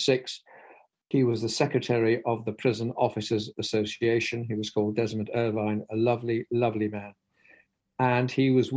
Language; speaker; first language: English; native; English